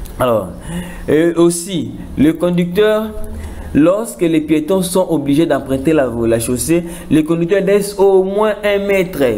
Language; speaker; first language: French; non-native, local second language; Lingala